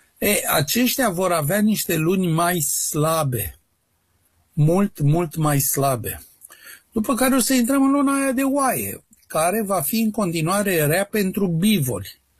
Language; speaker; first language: Romanian; native; Romanian